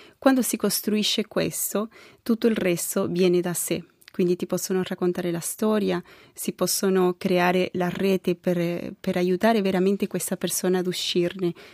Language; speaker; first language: Italian; non-native, fluent; Spanish